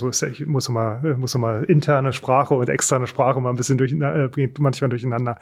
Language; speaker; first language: German; native; German